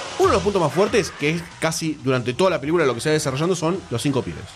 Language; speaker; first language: Spanish; native; Spanish